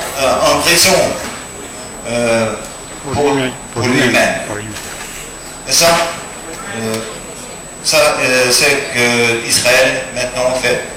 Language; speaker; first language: French; non-native, learner; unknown